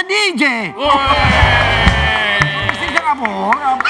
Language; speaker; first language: Indonesian; native; Indonesian